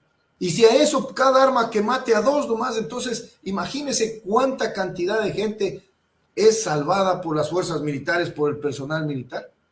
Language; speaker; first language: Spanish; native; Spanish